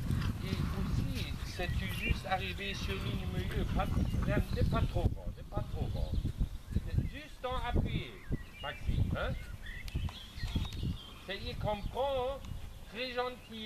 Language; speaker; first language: French; non-native, learner; German